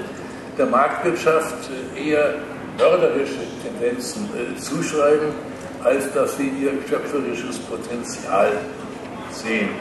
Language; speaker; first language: German; native; German